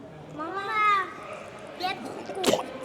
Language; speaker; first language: Dutch; early bilingual, other home language; Persian